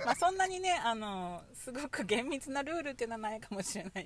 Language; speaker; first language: Japanese; native; Japanese